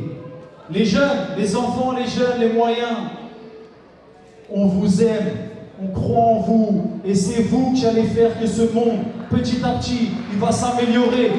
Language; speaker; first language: French; native; French